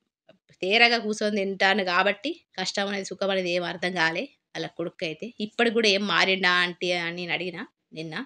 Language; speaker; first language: Telugu; native; Telugu